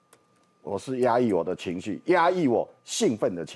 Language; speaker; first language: Chinese; native; Chinese